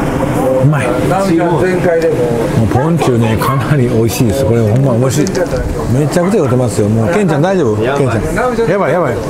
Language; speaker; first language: Japanese; native; Japanese